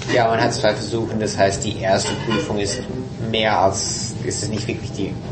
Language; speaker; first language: German; non-native, fluent; English